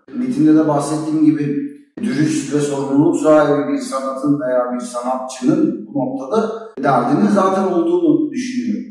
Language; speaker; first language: Turkish; native; Turkish